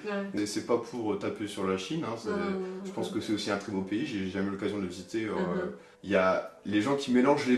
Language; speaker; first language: French; native; French